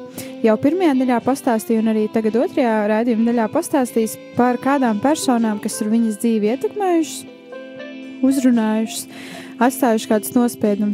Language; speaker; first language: Latvian; native; Latvian